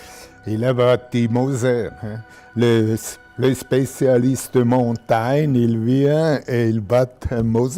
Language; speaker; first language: French; non-native, local second language; German